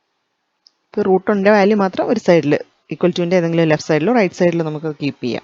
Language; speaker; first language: Malayalam; native; Malayalam